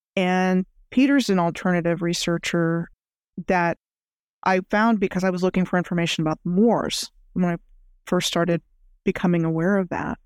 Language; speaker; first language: English; native; English